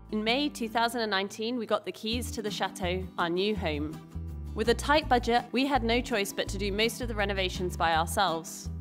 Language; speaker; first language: English; native; English